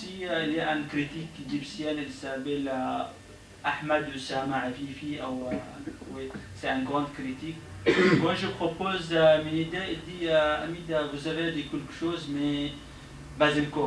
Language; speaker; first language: French; non-native, learner; Arabic